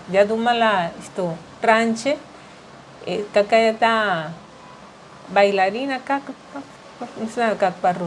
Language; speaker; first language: Russian; non-native, learner; Spanish